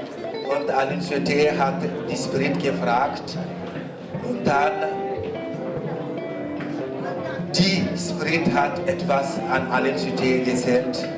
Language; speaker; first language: German; non-native, learner; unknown